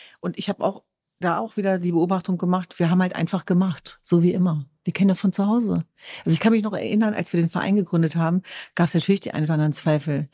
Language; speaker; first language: German; early bilingual, other home language; Kurdish